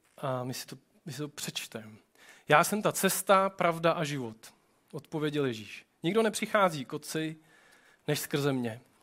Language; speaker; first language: Czech; native; Czech